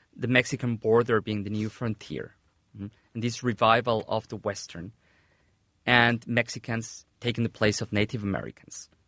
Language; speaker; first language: English; non-native, fluent; Spanish